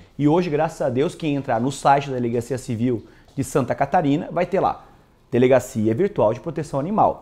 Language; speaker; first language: Portuguese; native; Portuguese